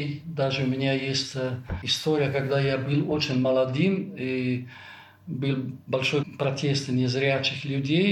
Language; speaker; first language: Russian; non-native, fluent; Italian